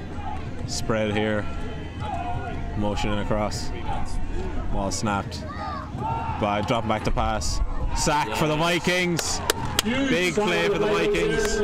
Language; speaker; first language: English; native; English